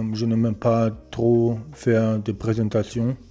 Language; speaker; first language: French; non-native, learner; German